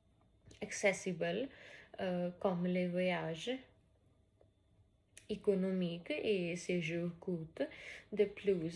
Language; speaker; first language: French; non-native, learner; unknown